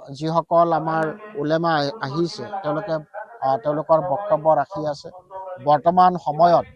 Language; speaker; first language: Assamese; native; Assamese